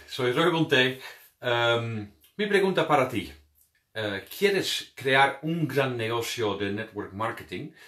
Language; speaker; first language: Spanish; non-native, fluent; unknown